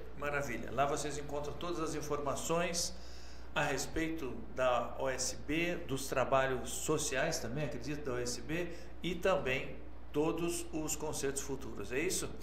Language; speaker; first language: Portuguese; native; Portuguese